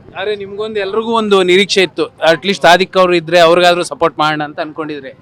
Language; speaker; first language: Kannada; native; Kannada